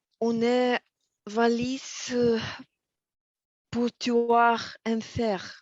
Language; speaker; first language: French; non-native, learner; Russian